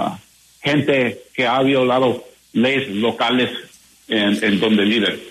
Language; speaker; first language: Spanish; non-native, learner; English